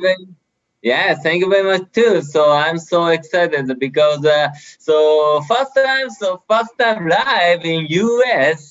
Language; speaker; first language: English; non-native, learner; Japanese